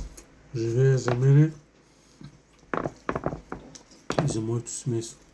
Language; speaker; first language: Bulgarian; non-native, local second language; Romanian